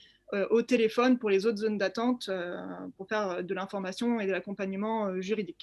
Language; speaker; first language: French; native; French